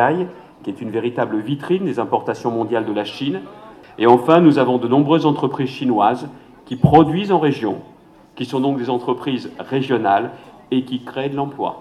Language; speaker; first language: French; native; French